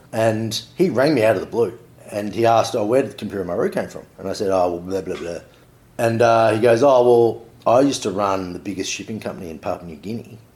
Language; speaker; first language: English; native; English